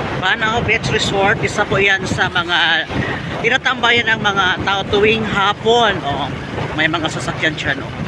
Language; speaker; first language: Filipino; non-native, local second language; Cebuano